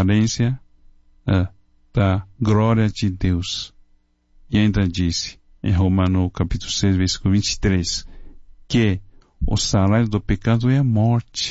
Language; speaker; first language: Portuguese; non-native, fluent; Chinese